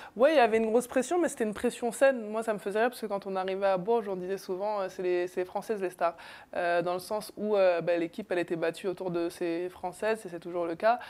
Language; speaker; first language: French; native; French